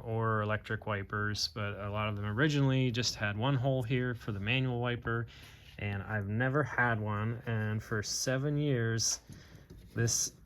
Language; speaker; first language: English; native; English